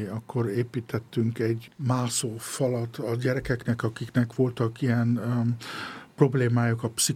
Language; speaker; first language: Hungarian; early bilingual, heritage; Hungarian